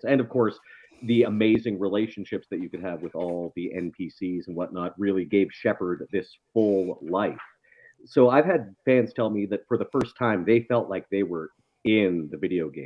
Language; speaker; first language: English; native; English